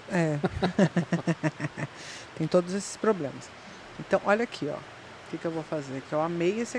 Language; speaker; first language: Portuguese; native; Portuguese